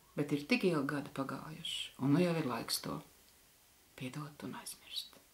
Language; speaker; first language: Latvian; native; Latvian